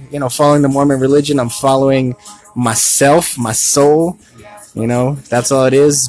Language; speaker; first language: English; native; English